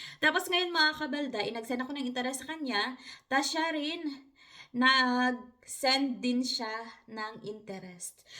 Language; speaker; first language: Filipino; non-native, local second language; Hiligaynon